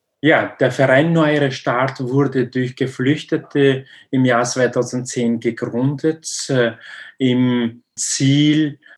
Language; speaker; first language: German; non-native, learner; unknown